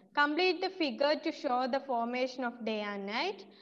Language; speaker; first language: English; non-native, local second language; Malayalam